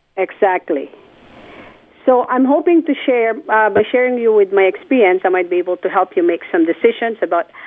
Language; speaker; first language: English; non-native, local second language; Filipino